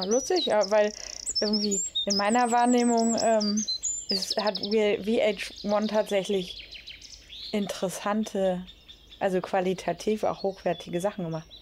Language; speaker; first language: German; native; German